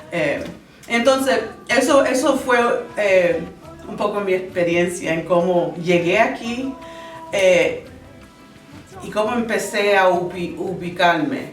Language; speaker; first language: Spanish; early bilingual, other home language; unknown